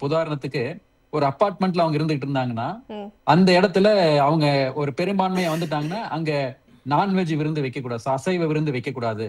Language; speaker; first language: Tamil; native; Tamil